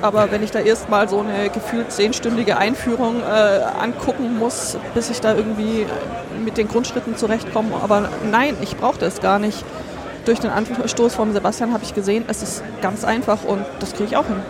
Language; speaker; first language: German; native; German